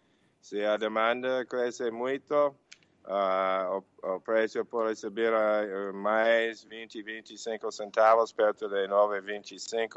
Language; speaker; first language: Portuguese; non-native, fluent; English